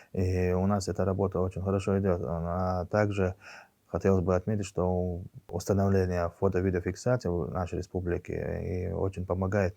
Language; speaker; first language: Russian; non-native, local second language; Chechen